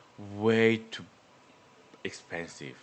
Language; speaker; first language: English; non-native, learner; Korean